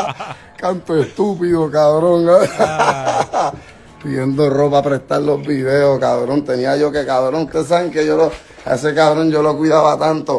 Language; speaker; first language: Spanish; native; Spanish